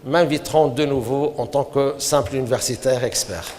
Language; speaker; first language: French; non-native, local second language; Arabic